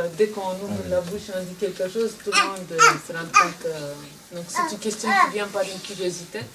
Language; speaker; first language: French; non-native, fluent; Romanian